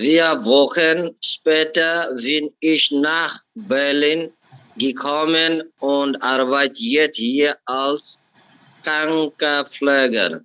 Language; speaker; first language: German; non-native, learner; Bangla